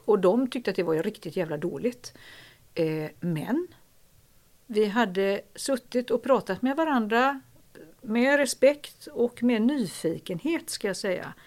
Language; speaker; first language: Swedish; native; Swedish